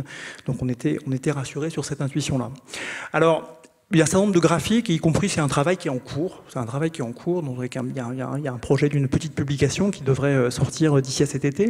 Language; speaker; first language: French; native; French